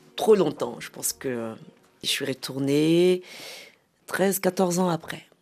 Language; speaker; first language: French; native; French